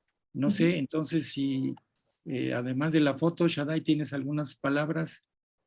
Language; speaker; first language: Spanish; native; Spanish